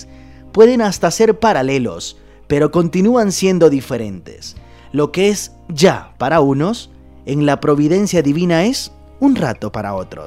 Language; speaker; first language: Spanish; native; Spanish